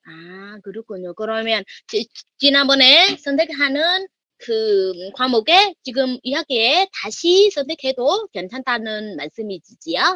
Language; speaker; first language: Korean; non-native, learner; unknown